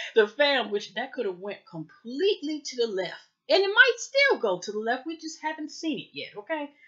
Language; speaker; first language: English; native; English